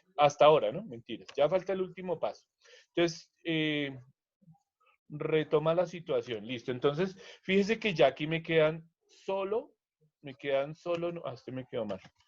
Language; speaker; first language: Spanish; native; Spanish